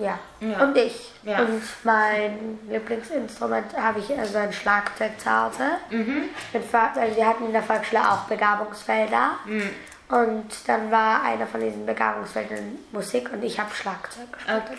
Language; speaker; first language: German; early bilingual, other home language; Turkish